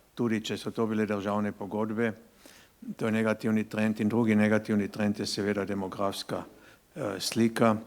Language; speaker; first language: Slovenian; native; Slovenian